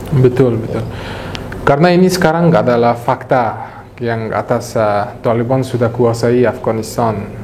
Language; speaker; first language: Indonesian; non-native, fluent; Persian